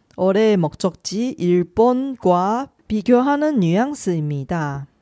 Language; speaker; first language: Korean; non-native, local second language; Chinese